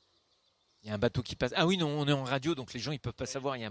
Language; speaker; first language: French; native; French